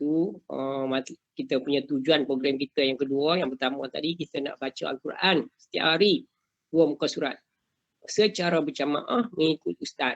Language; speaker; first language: Malay; native; Malay